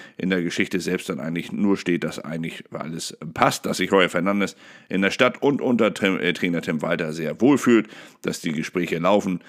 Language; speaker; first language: German; native; German